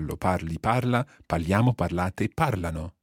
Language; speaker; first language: Italian; non-native, fluent; English